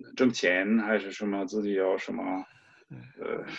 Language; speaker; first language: Chinese; non-native, fluent; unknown